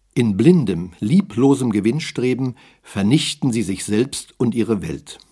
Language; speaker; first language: German; native; German